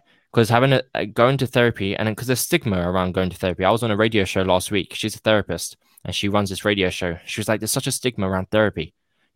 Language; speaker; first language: English; native; English